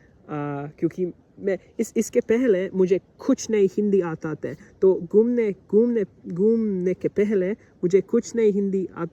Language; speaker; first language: Hindi; non-native, learner; English